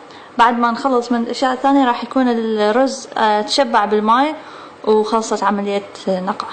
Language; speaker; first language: Arabic; native; Arabic